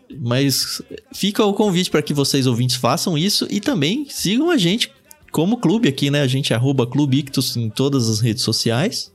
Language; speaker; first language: Portuguese; native; Portuguese